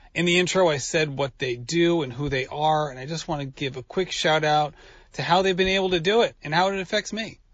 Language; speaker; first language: English; native; English